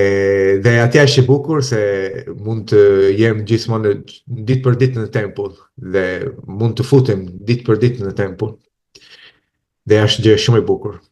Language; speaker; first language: Albanian; non-native, fluent; Italian